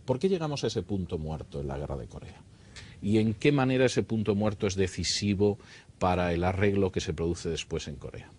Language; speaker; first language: Spanish; native; Spanish